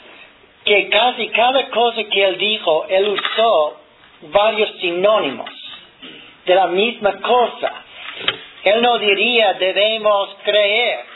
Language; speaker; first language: Spanish; non-native, fluent; English